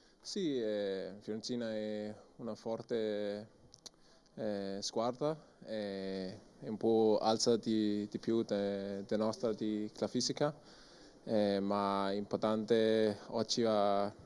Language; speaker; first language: Italian; non-native, learner; Danish